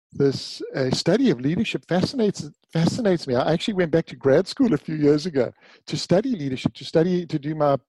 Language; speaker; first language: English; native; English